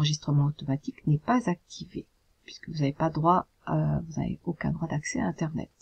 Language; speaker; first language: French; native; French